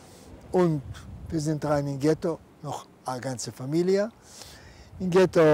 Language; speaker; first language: German; non-native, fluent; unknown